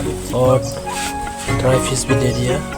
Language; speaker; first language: Hindi; non-native, local second language; Kok Borok